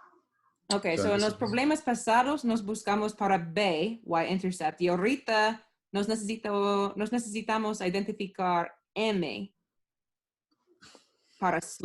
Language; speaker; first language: Spanish; non-native, learner; English